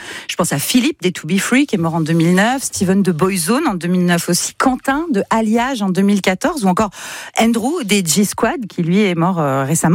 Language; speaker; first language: French; native; French